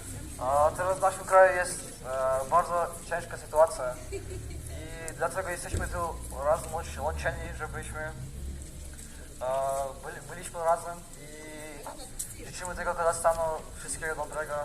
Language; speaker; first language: Polish; non-native, fluent; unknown